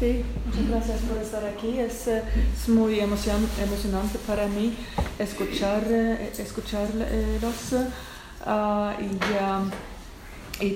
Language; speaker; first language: Spanish; non-native, fluent; Swedish